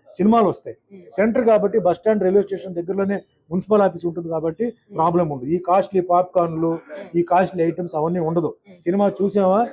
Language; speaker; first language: Telugu; native; Telugu